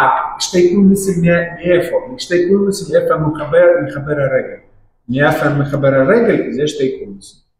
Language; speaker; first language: Hebrew; non-native, fluent; Russian